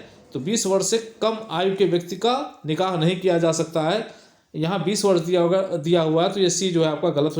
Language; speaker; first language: Hindi; native; Hindi